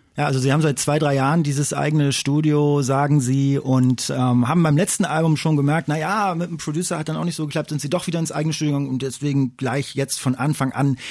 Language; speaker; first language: German; native; German